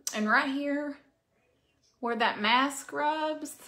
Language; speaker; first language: English; native; English